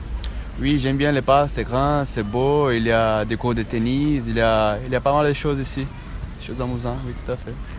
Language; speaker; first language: French; non-native, fluent; Portuguese